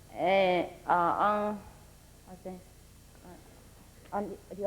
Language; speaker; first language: French; non-native, fluent; Vietnamese